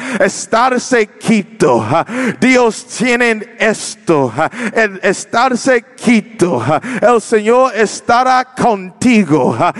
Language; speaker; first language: Spanish; non-native, learner; English